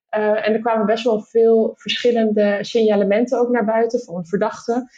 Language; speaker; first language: Dutch; native; Dutch